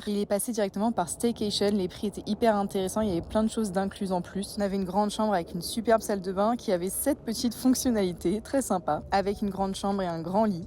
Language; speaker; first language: French; native; French